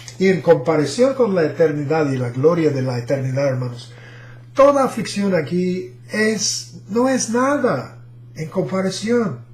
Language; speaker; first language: Spanish; non-native, fluent; English